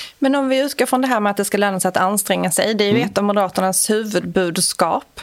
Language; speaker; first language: Swedish; native; Swedish